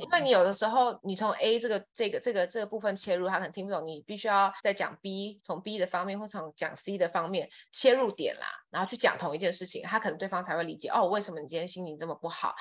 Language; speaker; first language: Chinese; non-native, fluent; Thai